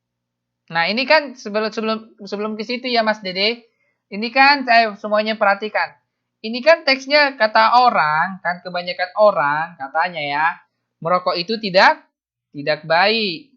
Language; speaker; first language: Indonesian; native; Indonesian